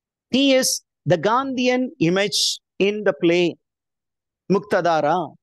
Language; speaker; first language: English; non-native, local second language; Tamil